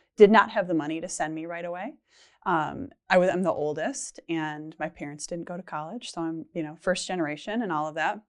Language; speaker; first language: English; native; English